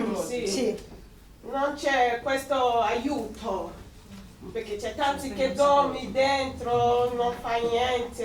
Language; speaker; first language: Italian; non-native, learner; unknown